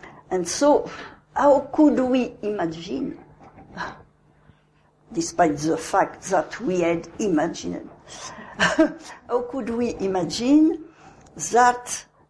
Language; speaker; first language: English; non-native, fluent; French